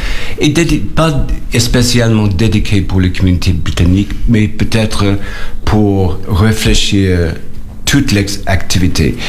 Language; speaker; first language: French; non-native, learner; English